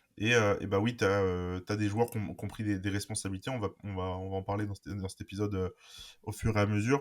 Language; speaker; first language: French; native; French